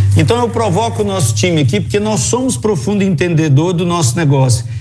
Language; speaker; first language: Portuguese; native; Portuguese